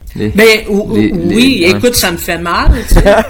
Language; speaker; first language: French; native; French